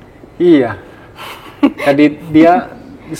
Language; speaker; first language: Indonesian; non-native, learner; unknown